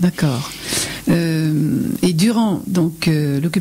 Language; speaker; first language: French; native; French